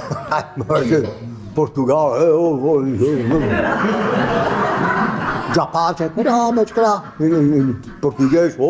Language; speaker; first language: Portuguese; non-native, learner; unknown